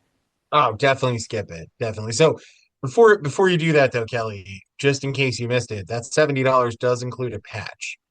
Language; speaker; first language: English; native; English